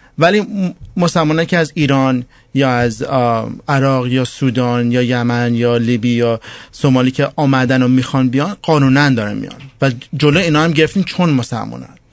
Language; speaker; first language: Persian; early bilingual, heritage; Persian